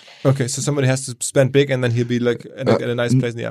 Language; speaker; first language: English; non-native, fluent; German